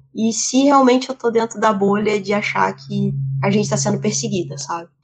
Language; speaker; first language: Portuguese; native; Portuguese